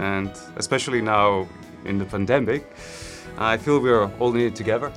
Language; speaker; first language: English; non-native, fluent; Greek